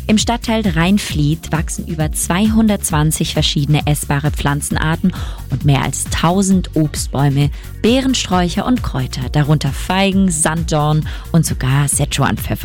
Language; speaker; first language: German; native; German